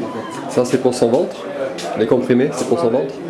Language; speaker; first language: French; native; French